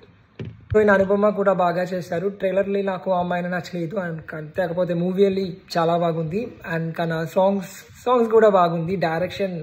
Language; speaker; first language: Telugu; non-native, learner; Malayalam